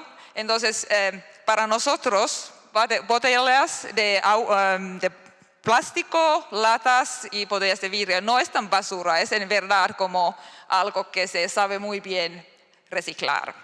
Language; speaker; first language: Spanish; non-native, learner; Finnish